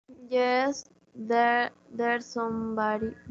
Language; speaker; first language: English; non-native, learner; Spanish